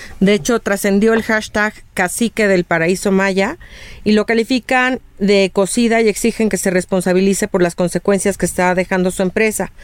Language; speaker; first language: Spanish; native; Spanish